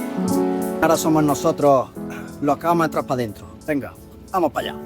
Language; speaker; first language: Spanish; native; Spanish